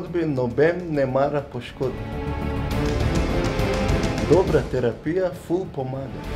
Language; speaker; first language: Slovenian; non-native, learner; Portuguese